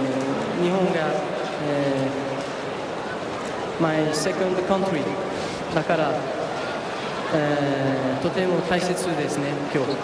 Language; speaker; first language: Japanese; non-native, learner; French